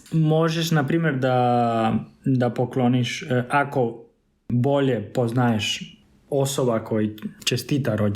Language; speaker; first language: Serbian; non-native, fluent; Spanish